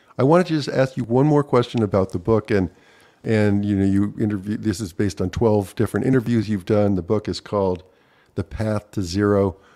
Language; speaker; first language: English; native; English